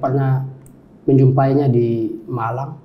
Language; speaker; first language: Indonesian; native; Indonesian